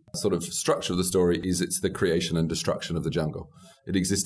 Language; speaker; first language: English; native; English